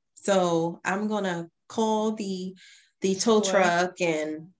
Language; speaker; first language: English; native; English